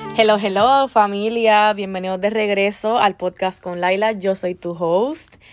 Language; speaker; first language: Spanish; early bilingual, heritage; Spanish